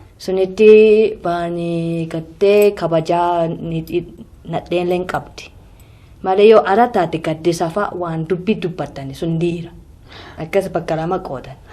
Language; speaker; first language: Oromo; non-native, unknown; Japanese